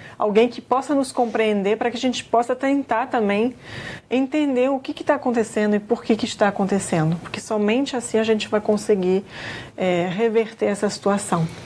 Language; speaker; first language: Portuguese; non-native, fluent; French